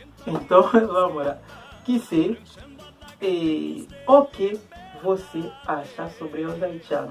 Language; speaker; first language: Portuguese; non-native, learner; Haitian Creole